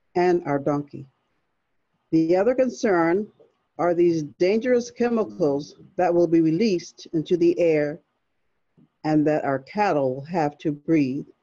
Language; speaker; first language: English; native; English